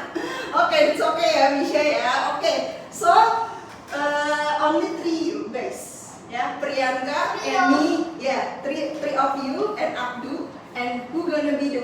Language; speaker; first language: English; non-native, fluent; Indonesian